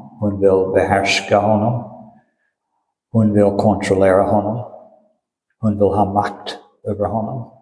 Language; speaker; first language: Swedish; non-native, fluent; English